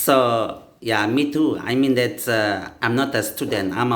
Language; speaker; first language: English; non-native, learner; Indonesian